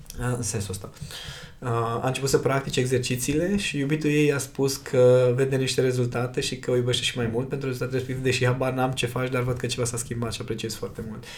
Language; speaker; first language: Romanian; native; Romanian